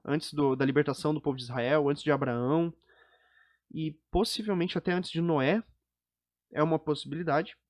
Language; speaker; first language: Portuguese; native; Portuguese